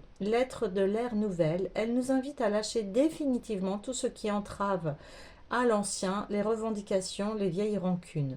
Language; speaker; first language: French; native; French